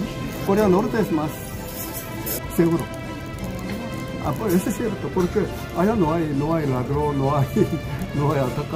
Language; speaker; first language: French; non-native, learner; Korean